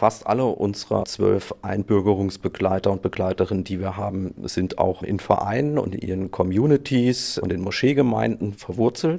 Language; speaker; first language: German; native; German